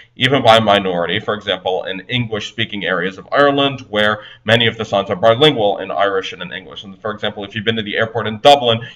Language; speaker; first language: English; native; English